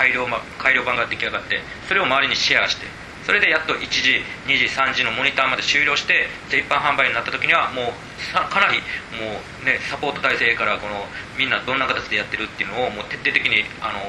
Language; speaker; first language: Japanese; native; Japanese